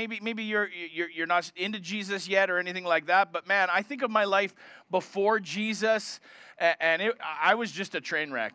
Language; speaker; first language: English; native; English